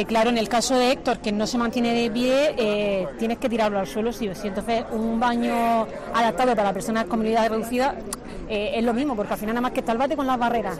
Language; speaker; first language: Spanish; native; Spanish